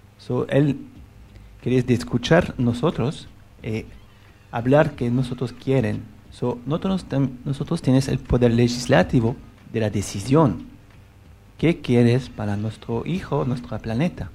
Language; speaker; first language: Spanish; non-native, learner; French